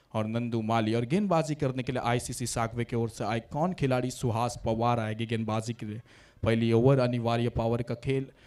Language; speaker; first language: Hindi; non-native, local second language; Marathi